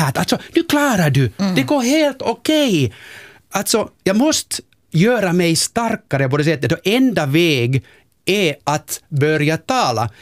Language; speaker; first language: Swedish; non-native, local second language; Finnish